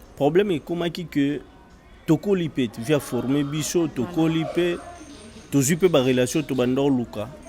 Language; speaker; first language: Lingala; non-native, local second language; Kongo